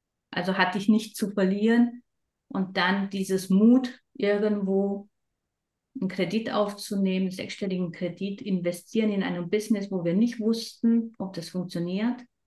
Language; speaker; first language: German; non-native, fluent; Romanian